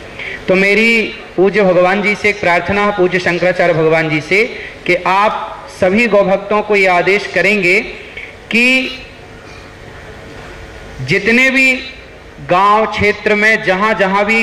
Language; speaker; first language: Hindi; native; Hindi